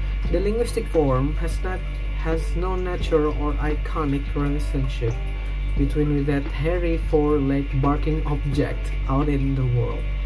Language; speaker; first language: English; non-native, fluent; Indonesian